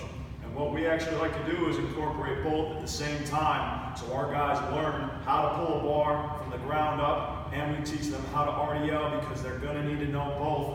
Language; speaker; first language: English; native; English